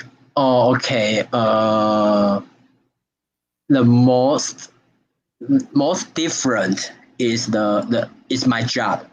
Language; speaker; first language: English; non-native, learner; Chinese